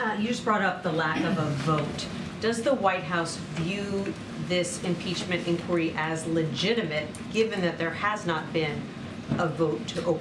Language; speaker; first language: English; native; English